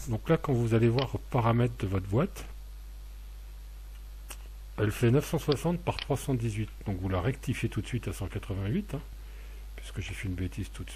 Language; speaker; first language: French; native; French